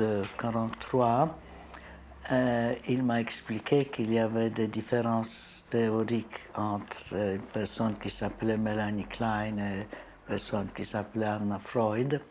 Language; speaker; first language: French; non-native, fluent; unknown